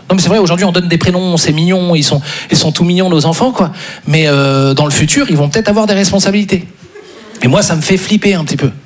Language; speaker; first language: French; native; French